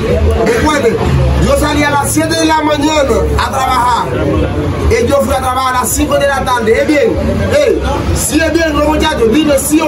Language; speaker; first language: Spanish; non-native, learner; Haitian Creole